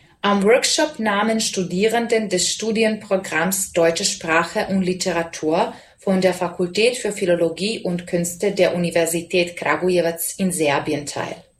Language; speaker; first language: German; non-native, fluent; Serbian